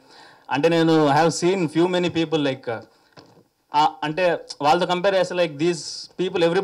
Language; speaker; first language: Telugu; native; Telugu